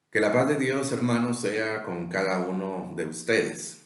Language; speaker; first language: Spanish; native; Spanish